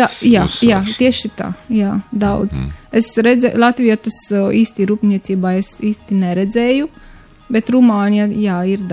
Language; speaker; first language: Latvian; non-native, learner; Romanian